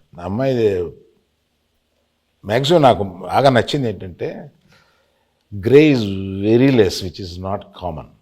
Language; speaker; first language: Telugu; native; Telugu